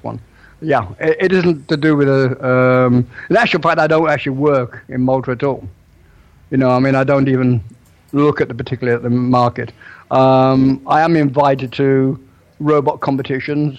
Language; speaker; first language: English; native; English